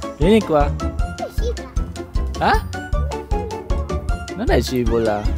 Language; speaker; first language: Italian; non-native, learner; Filipino